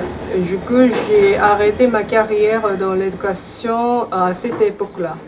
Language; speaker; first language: French; non-native, fluent; Japanese